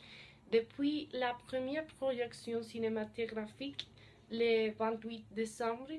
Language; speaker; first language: French; non-native, learner; Spanish